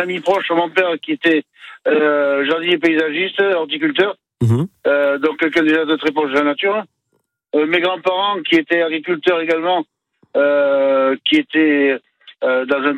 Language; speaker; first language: French; native; French